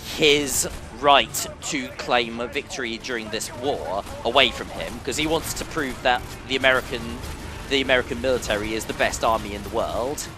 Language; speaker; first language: English; native; English